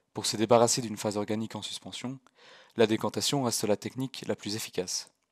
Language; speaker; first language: French; native; French